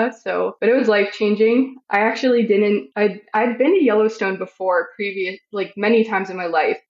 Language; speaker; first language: English; native; English